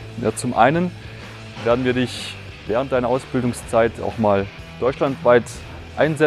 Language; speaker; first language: German; native; German